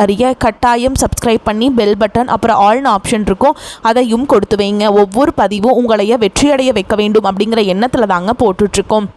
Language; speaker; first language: Tamil; native; Tamil